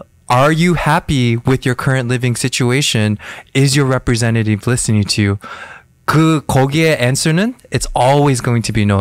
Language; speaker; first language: English; early bilingual, other home language; Korean